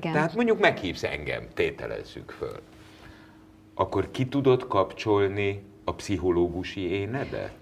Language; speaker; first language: Hungarian; native; Hungarian